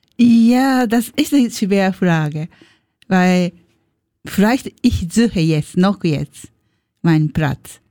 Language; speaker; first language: German; non-native, learner; Japanese